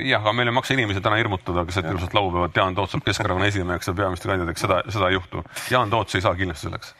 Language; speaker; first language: Estonian; native; Estonian